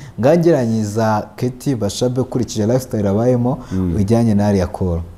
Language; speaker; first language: Kinyarwanda; native; Kinyarwanda